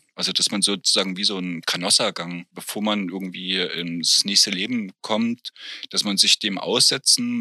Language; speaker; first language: German; native; German